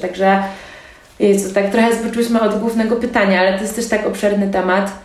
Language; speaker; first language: Polish; native; Polish